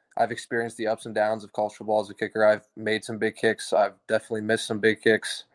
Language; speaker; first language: English; native; English